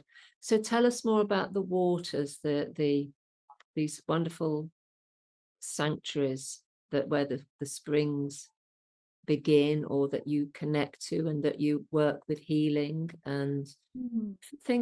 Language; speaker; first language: English; native; English